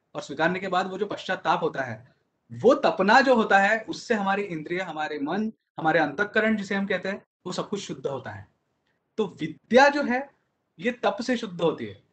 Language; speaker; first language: Hindi; non-native, local second language; Marathi